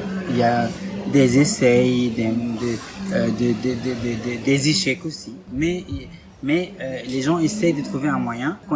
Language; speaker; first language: French; non-native, fluent; Arabic